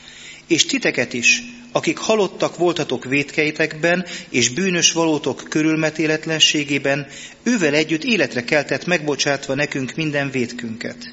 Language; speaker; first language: Hungarian; native; Hungarian